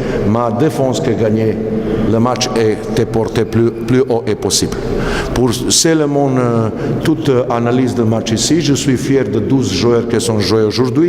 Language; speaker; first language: French; non-native, learner; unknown